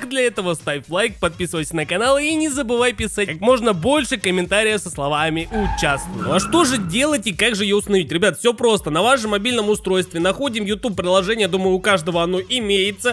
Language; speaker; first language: Russian; native; Russian